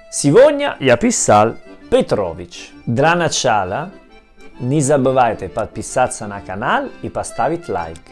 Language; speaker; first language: Russian; non-native, learner; Italian